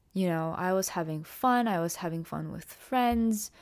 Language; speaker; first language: English; early bilingual, other home language; Japanese